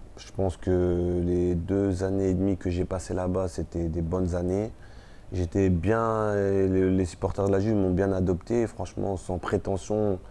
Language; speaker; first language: French; early bilingual, other home language; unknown